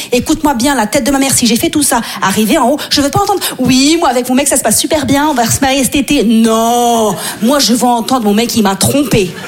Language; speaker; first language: French; native; French